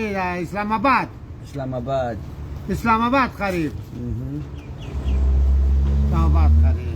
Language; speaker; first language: Arabic; non-native, learner; Pashto